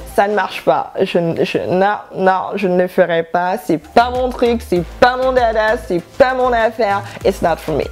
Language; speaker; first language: English; non-native, local second language; French